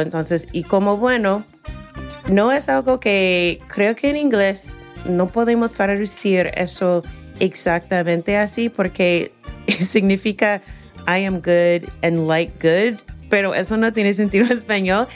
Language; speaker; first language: Spanish; non-native, fluent; English